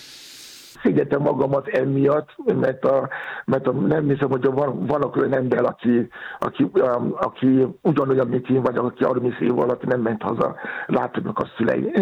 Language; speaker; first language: Hungarian; non-native, fluent; Yoruba